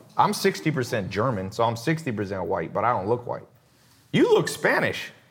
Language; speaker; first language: English; native; English